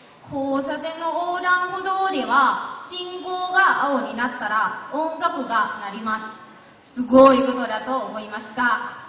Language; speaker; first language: Japanese; non-native, learner; Lao